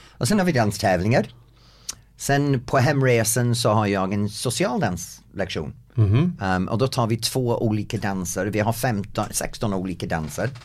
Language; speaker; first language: Swedish; non-native, fluent; English